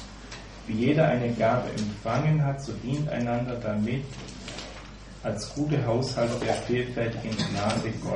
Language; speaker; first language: German; native; German